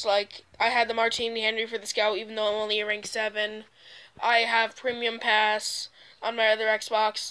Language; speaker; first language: English; native; English